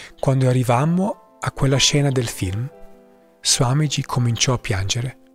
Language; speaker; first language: Italian; non-native, fluent; English